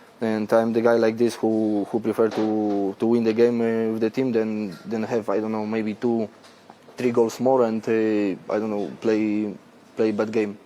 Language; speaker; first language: English; non-native, fluent; Polish